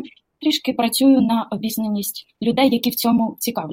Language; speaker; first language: Ukrainian; native; Ukrainian